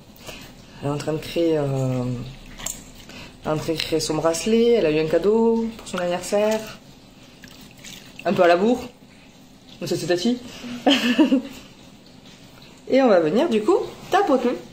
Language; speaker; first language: French; native; French